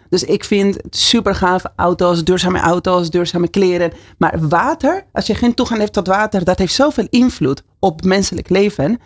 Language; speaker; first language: Dutch; non-native, fluent; Spanish